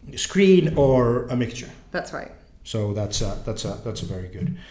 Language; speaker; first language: English; native; English